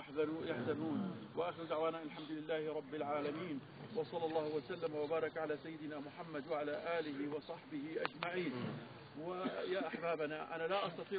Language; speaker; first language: Arabic; native; Arabic